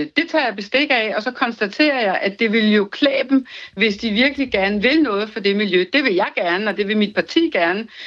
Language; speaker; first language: Danish; native; Danish